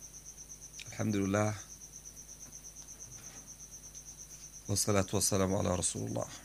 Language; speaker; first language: Arabic; non-native, fluent; Hausa